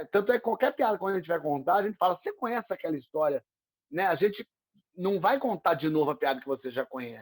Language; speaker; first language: Portuguese; native; Portuguese